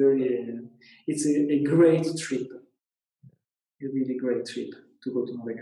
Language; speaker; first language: English; non-native, learner; Italian